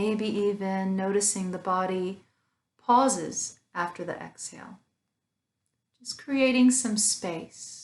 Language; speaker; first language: English; native; English